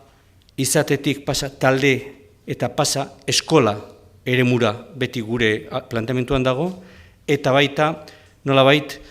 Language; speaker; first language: Basque; native; Basque